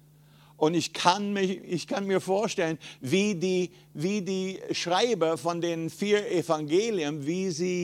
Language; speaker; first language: German; non-native, fluent; English